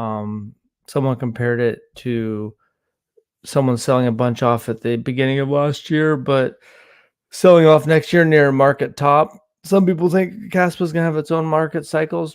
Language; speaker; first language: English; native; English